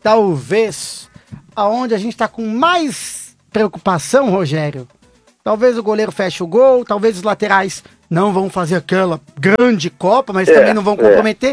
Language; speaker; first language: Portuguese; native; Portuguese